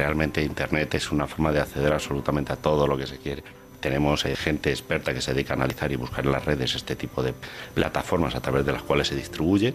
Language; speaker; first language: Spanish; native; Spanish